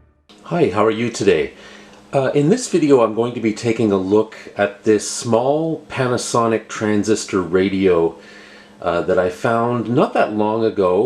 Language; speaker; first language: English; native; English